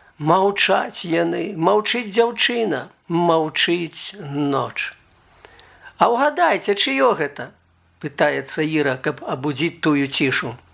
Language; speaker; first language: Belarusian; native; Belarusian